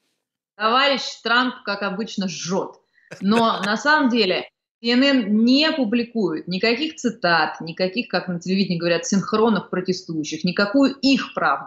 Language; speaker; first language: Russian; native; Russian